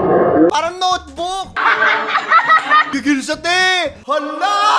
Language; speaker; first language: Filipino; native; Filipino